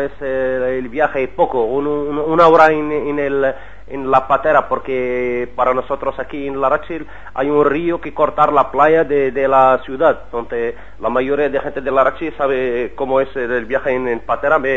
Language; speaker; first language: Spanish; non-native, learner; Arabic